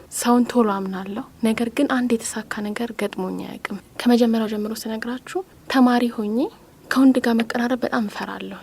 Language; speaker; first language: Amharic; native; Amharic